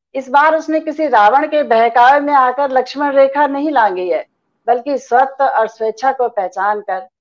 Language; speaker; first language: Hindi; native; Hindi